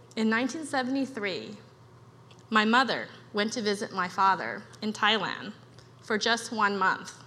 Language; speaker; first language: English; early bilingual, other home language; Khmer